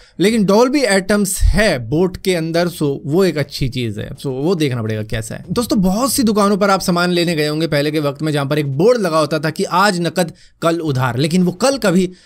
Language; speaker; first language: Hindi; native; Hindi